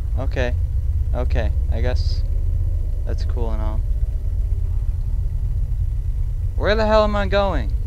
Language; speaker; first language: English; native; English